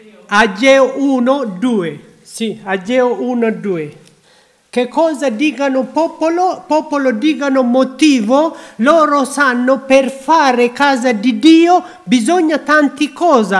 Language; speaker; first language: Italian; non-native, learner; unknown